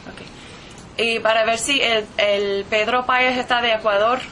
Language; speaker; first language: Spanish; non-native, fluent; English